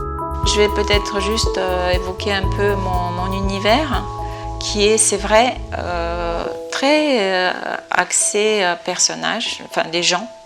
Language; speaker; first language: French; non-native, fluent; Bulgarian